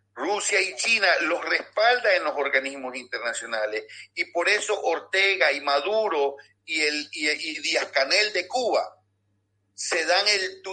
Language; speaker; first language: Spanish; native; Spanish